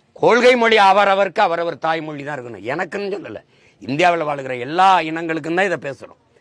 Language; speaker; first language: Tamil; native; Tamil